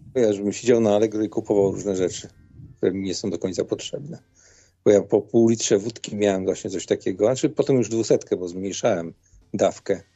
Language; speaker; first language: Polish; native; Polish